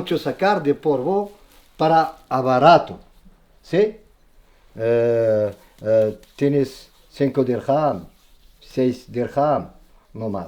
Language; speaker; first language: Spanish; non-native, learner; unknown